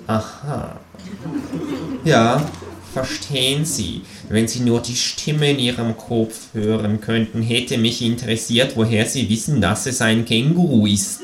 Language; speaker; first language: German; native; German